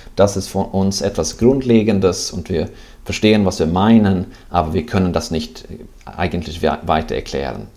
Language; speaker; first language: German; non-native, fluent; Swedish